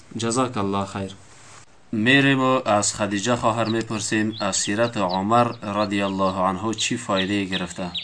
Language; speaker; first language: Persian; native; Persian